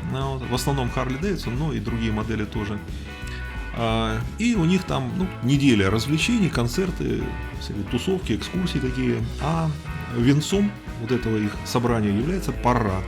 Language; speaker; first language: Russian; native; Russian